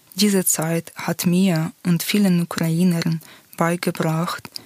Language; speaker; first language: German; non-native, fluent; Ukrainian